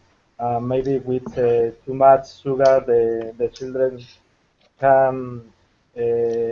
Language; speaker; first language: English; non-native, learner; Spanish